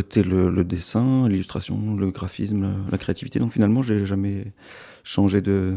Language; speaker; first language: French; native; French